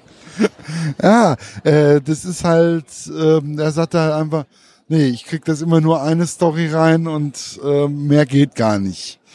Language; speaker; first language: German; native; German